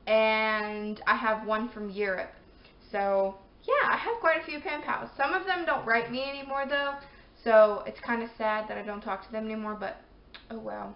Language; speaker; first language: English; native; English